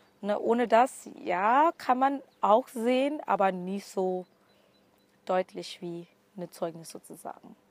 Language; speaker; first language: German; non-native, learner; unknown